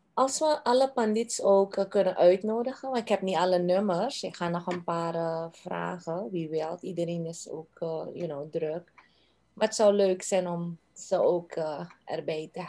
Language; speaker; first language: Dutch; non-native, local second language; Caribbean Hindustani